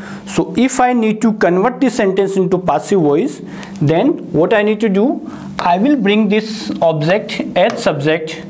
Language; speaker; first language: English; non-native, local second language; Hindi